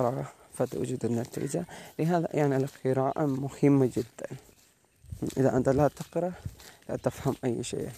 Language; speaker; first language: Arabic; non-native, learner; Malay